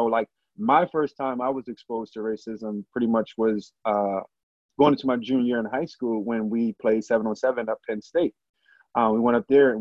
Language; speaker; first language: English; native; English